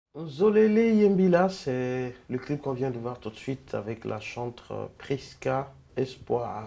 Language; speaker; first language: French; non-native, local second language; Lingala